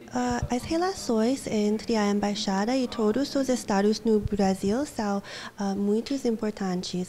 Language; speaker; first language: Portuguese; non-native, fluent; English